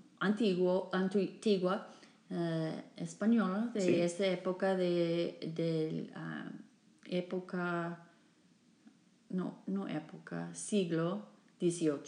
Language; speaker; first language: Spanish; non-native, fluent; English